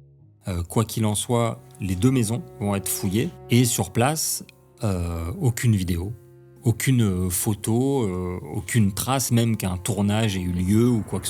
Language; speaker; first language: French; native; French